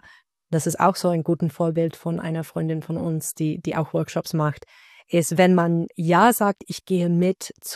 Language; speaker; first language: German; non-native, fluent; Dutch